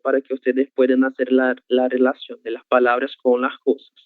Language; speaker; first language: Spanish; non-native, fluent; Portuguese